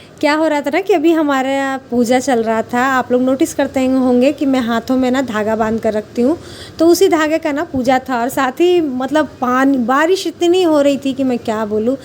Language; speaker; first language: Hindi; native; Hindi